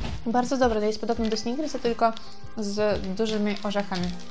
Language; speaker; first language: Polish; non-native, fluent; Russian